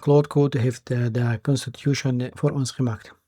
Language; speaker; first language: Dutch; non-native, fluent; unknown